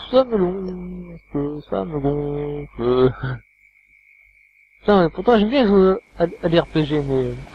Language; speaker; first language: French; native; French